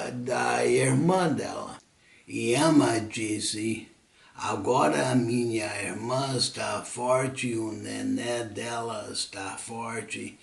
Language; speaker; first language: Portuguese; non-native, fluent; English